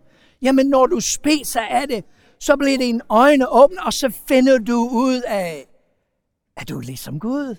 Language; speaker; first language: Danish; non-native, fluent; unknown